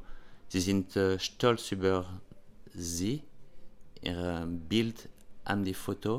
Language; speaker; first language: German; non-native, learner; French